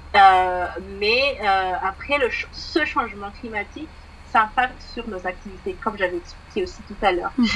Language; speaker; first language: French; non-native, local second language; Malagasy